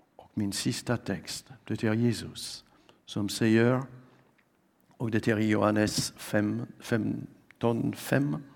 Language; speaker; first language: Swedish; non-native, fluent; French